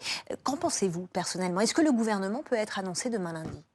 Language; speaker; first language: French; native; French